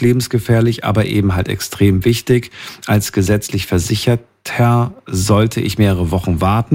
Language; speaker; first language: German; native; German